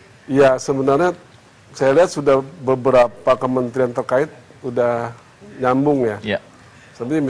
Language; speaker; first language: Indonesian; native; Indonesian